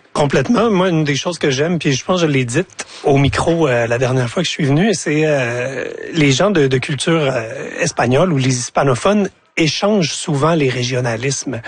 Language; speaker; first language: French; native; French